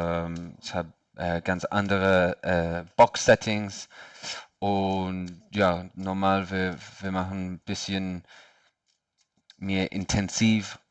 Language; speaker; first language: German; non-native, learner; English